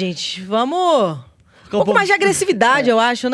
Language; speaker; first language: Portuguese; native; Portuguese